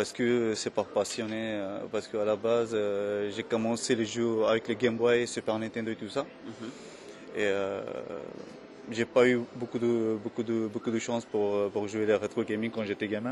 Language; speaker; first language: French; non-native, fluent; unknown